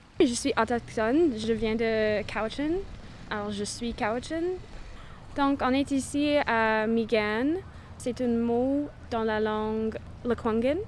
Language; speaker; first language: French; non-native, local second language; English